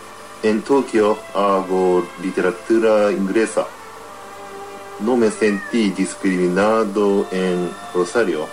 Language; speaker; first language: Spanish; non-native, learner; Japanese